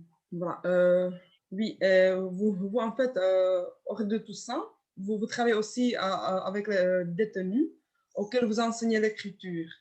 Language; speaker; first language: French; non-native, fluent; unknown